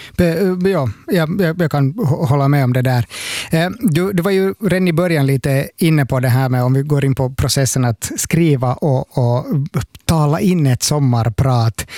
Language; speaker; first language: Swedish; native; Swedish